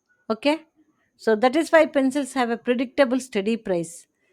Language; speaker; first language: English; non-native, local second language; Telugu